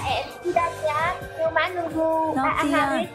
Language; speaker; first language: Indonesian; non-native, learner; Vietnamese